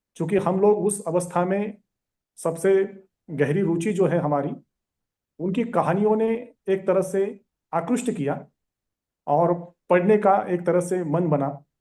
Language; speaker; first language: Hindi; non-native, local second language; Marathi